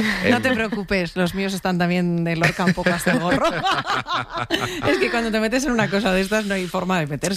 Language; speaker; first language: Spanish; native; Spanish